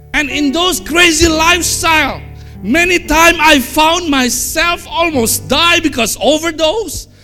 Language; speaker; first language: English; non-native, fluent; Indonesian